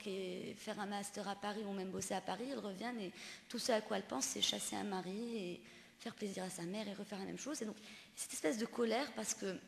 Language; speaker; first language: French; non-native, local second language; Arabic